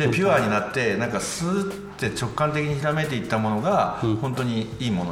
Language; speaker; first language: Japanese; native; Japanese